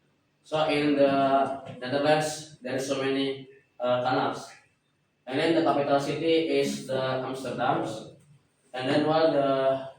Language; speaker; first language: English; non-native, learner; Indonesian